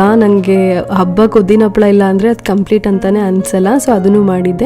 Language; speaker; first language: Kannada; native; Kannada